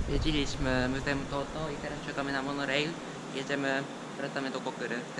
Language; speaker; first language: Polish; non-native, fluent; Japanese